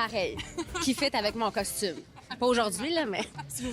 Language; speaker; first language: French; native; French